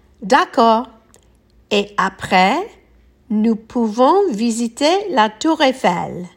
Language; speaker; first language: French; non-native, learner; English